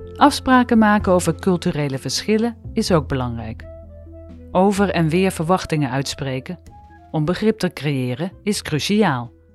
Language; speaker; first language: Dutch; native; Dutch